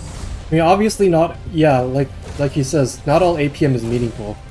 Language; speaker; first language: English; native; English